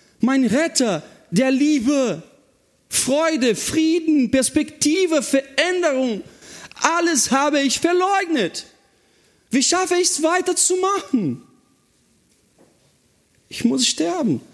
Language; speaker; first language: German; non-native, fluent; Portuguese